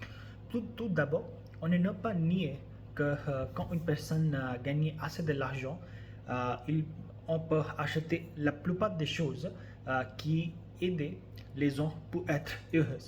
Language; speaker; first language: French; non-native, learner; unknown